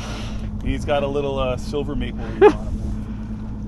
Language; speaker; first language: English; native; English